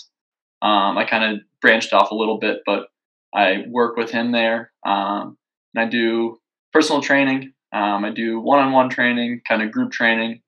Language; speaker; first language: English; native; English